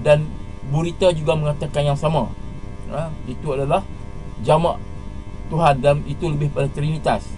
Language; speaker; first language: Malay; native; Malay